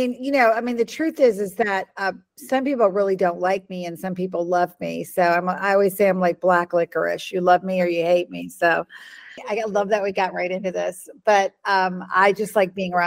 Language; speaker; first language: English; native; English